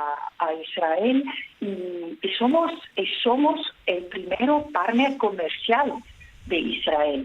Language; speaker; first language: Spanish; non-native, fluent; Italian